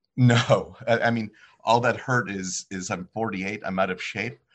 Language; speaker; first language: English; early bilingual, other home language; Polish